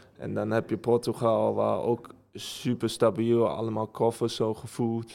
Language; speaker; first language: Dutch; early bilingual, heritage; Dutch